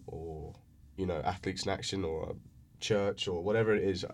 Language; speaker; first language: English; native; English